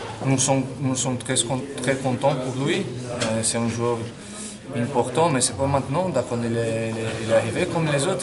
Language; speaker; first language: French; non-native, fluent; Portuguese